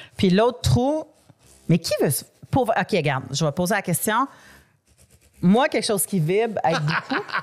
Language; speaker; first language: French; native; French